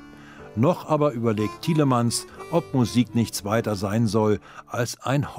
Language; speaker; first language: German; native; German